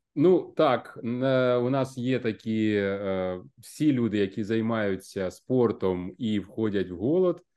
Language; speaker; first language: Ukrainian; non-native, local second language; Russian